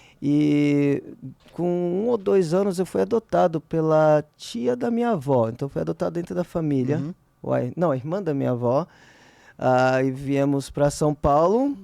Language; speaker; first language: Portuguese; early bilingual, heritage; Portuguese